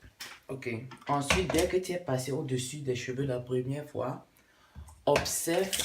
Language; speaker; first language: French; non-native, local second language; English